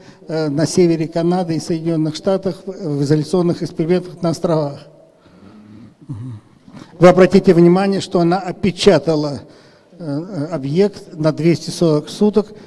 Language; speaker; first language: Russian; native; Russian